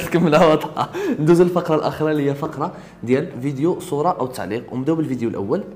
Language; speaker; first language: Arabic; native; Arabic